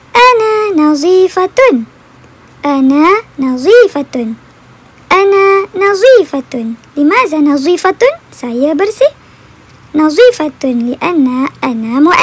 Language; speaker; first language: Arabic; non-native, fluent; Malay